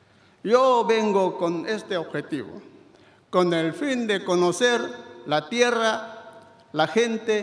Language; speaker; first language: Spanish; non-native, fluent; Chinese